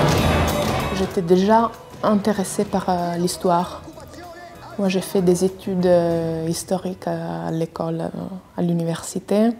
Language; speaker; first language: French; non-native, fluent; Italian